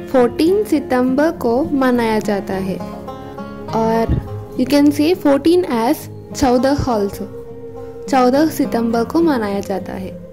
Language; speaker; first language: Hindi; non-native, local second language; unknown